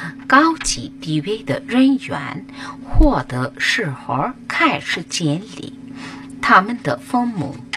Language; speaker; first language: Chinese; non-native, learner; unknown